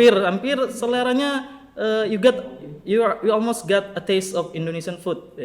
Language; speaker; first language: English; non-native, learner; Indonesian